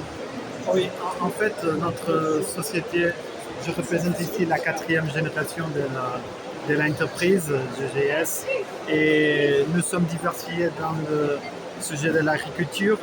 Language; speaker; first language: French; non-native, fluent; Portuguese